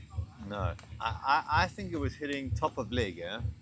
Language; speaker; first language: English; native; English